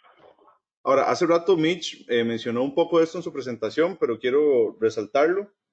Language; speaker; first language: Spanish; native; Spanish